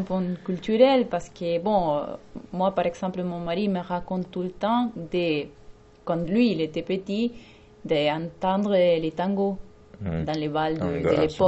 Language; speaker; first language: French; non-native, fluent; Spanish